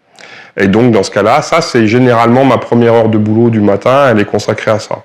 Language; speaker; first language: French; native; French